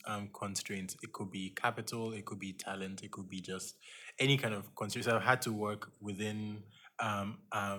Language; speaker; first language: English; non-native, local second language; Yoruba